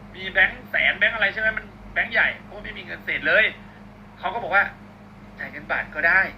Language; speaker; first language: Thai; native; Thai